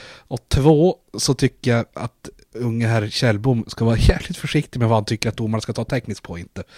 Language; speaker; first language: Swedish; native; Swedish